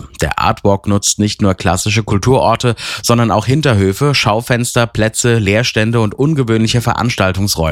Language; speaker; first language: German; native; German